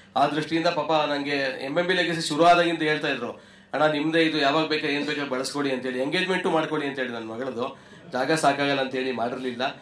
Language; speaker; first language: Kannada; native; Kannada